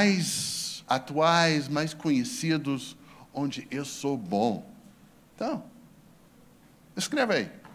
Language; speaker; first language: Portuguese; non-native, fluent; English